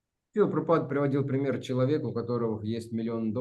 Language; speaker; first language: Russian; native; Russian